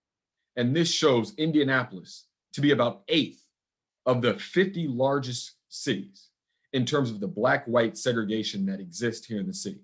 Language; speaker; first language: English; native; English